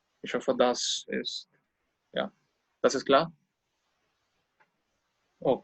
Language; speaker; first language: German; non-native, fluent; Hindi